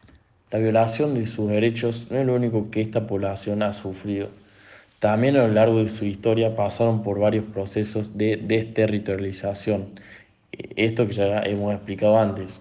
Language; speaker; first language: Spanish; native; Spanish